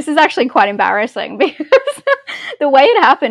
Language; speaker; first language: English; native; English